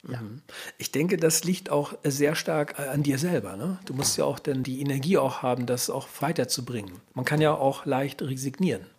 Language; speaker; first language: German; native; German